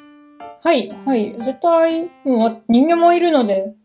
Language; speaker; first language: Japanese; non-native, learner; German